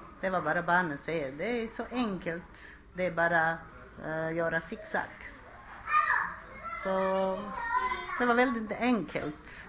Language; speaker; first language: Swedish; non-native, fluent; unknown